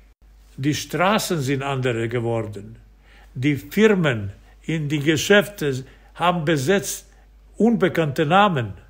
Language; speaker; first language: German; non-native, fluent; Serbian